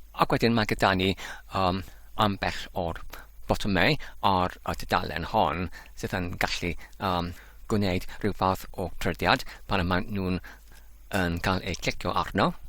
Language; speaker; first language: Welsh; non-native, learner; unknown